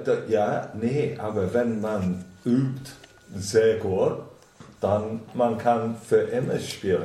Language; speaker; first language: German; non-native, fluent; English